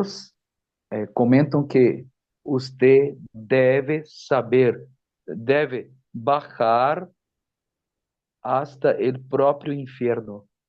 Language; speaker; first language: Spanish; non-native, fluent; Portuguese